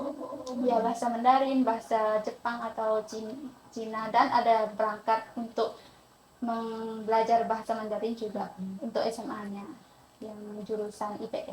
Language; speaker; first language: Indonesian; non-native, fluent; Pattani Malay